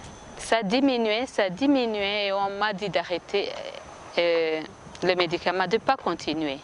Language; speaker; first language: French; non-native, local second language; Kinyarwanda